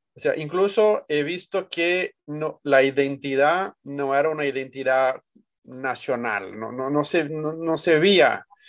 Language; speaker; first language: Spanish; non-native, fluent; Portuguese